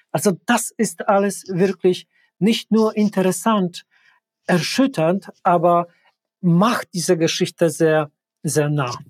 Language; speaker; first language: German; non-native, fluent; Polish